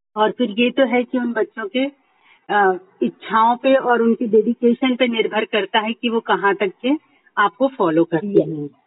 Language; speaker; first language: Hindi; native; Hindi